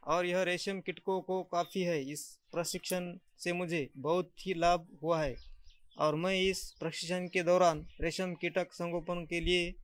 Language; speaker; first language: Hindi; non-native, local second language; Marathi